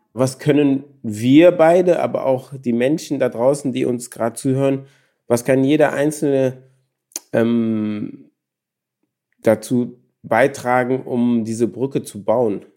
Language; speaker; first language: German; early bilingual, other home language; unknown